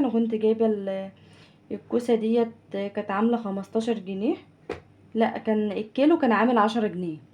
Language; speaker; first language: Arabic; native; Arabic